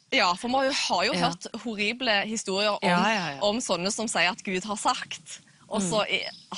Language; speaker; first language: Norwegian; native; Norwegian